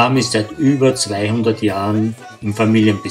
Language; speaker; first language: German; native; German